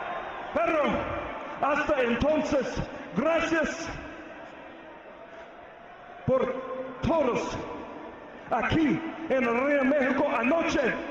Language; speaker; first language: Spanish; non-native, learner; English